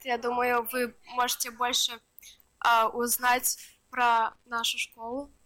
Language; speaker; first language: Russian; early bilingual, other home language; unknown